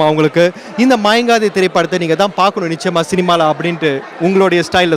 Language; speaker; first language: Tamil; native; Tamil